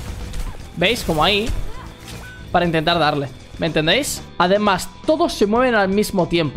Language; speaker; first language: Spanish; native; Spanish